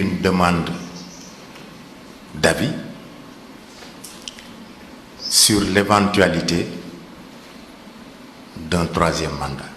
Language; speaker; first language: French; non-native, local second language; Wolof